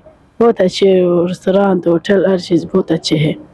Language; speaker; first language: Hindi; non-native, local second language; Persian